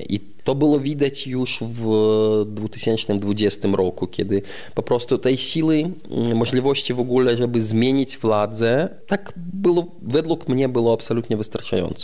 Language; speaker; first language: Polish; non-native, fluent; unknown